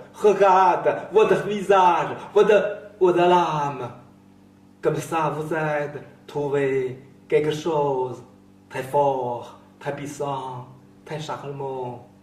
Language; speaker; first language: French; non-native, learner; Chinese